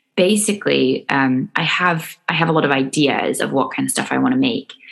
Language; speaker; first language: English; native; English